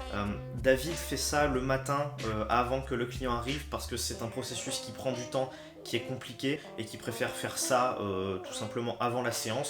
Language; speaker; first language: French; native; French